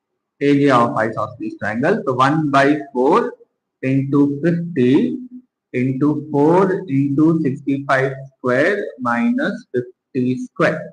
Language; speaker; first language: Hindi; native; Hindi